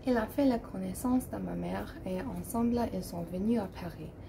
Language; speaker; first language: French; non-native, learner; English